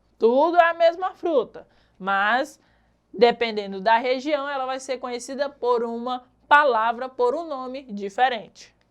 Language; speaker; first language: Portuguese; native; Portuguese